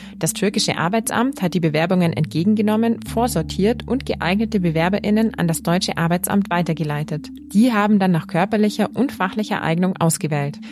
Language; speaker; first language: German; native; German